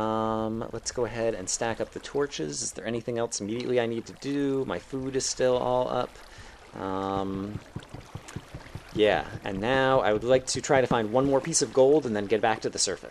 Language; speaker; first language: English; native; English